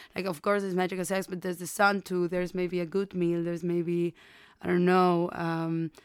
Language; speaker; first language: English; non-native, fluent; Spanish